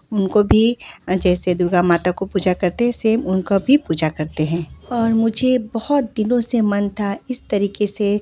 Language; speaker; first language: Hindi; non-native, local second language; Bangla